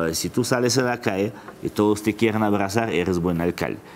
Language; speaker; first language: Spanish; non-native, fluent; Russian